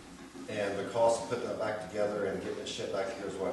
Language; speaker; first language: English; native; English